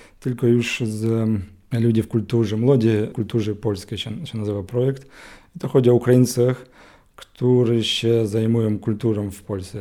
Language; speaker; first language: Polish; non-native, learner; Ukrainian